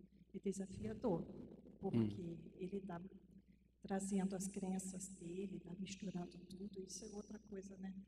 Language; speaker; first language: Portuguese; non-native, fluent; German